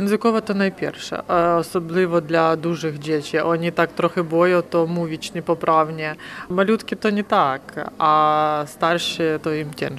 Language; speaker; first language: Polish; non-native, learner; Ukrainian